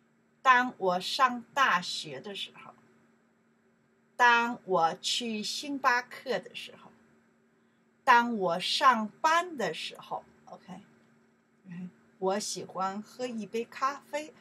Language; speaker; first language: Chinese; non-native, learner; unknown